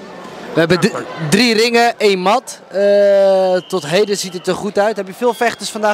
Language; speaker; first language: Dutch; native; Dutch